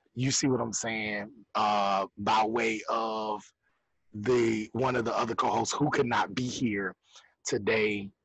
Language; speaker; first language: English; native; English